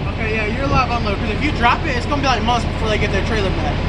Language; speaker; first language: English; native; English